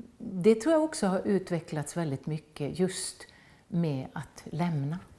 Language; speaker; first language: Swedish; native; Swedish